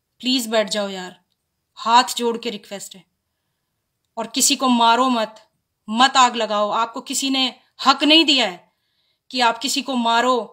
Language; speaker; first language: Hindi; native; Hindi